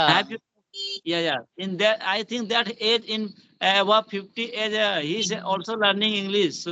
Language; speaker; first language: English; non-native, learner; Hindi